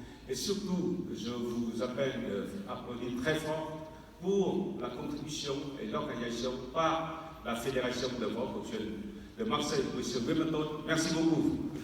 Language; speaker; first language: French; non-native, fluent; Vietnamese